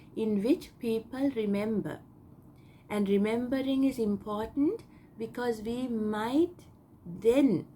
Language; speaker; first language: English; non-native, local second language; Sinhala